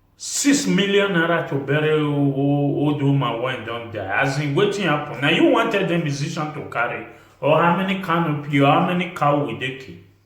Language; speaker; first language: Nigerian Pidgin; non-native, local second language; Bini